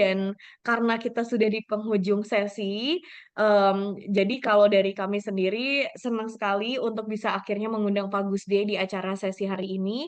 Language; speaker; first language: Indonesian; native; Indonesian